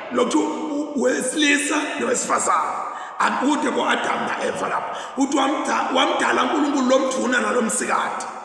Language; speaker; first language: Zulu; non-native, local second language; Swati